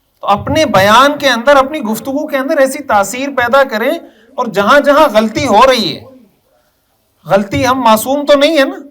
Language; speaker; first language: Urdu; native; Urdu